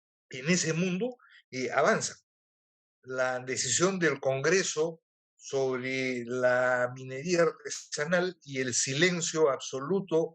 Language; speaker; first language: Spanish; native; Spanish